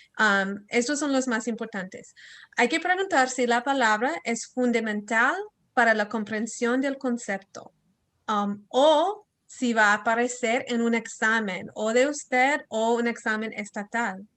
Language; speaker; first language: Spanish; early bilingual, heritage; Spanish